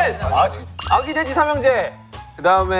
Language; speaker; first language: Korean; native; Korean